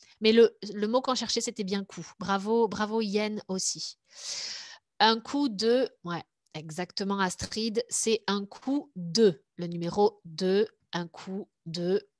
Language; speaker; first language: French; native; French